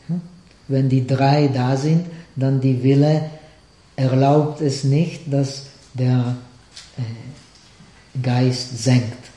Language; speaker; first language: German; non-native, fluent; Czech